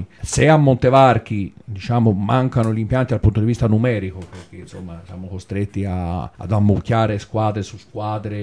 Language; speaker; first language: Italian; native; Italian